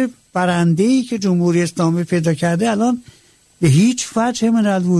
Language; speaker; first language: Persian; native; Persian